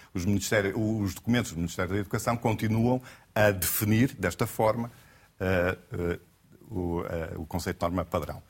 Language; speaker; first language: Portuguese; native; Portuguese